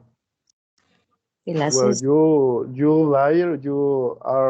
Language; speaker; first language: English; non-native, learner; Spanish